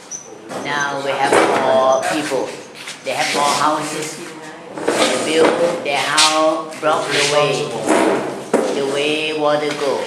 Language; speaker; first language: English; non-native, learner; Thai